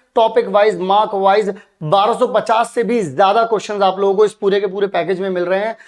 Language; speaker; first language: Hindi; native; Hindi